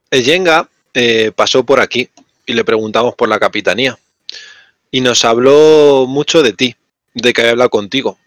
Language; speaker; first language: Spanish; native; Spanish